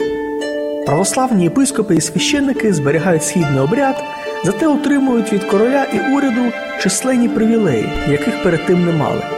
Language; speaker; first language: Ukrainian; native; Ukrainian